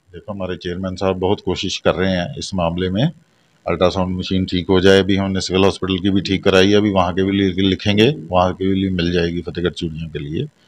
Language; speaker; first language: Hindi; non-native, local second language; Punjabi